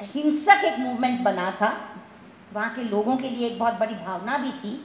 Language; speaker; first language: Hindi; non-native, local second language; Gujarati